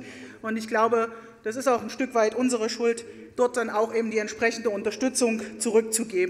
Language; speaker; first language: German; native; German